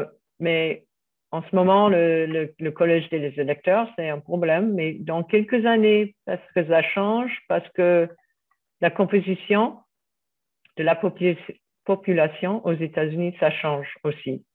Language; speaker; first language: French; non-native, fluent; English